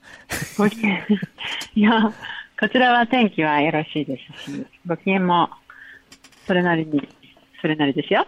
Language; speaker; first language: Japanese; native; Japanese